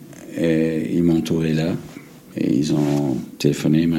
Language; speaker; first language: French; non-native, fluent; English